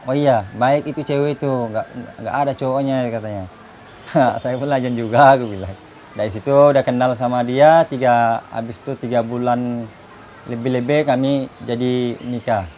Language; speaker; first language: Indonesian; non-native, fluent; Rohingya